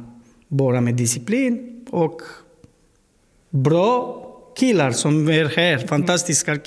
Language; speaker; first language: Swedish; non-native, learner; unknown